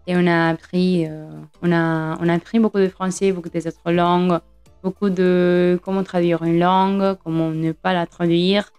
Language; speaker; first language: French; non-native, fluent; Spanish